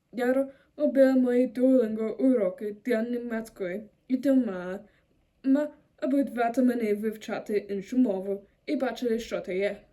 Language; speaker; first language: Ukrainian; non-native, learner; German